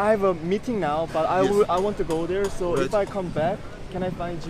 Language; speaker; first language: English; non-native, learner; Korean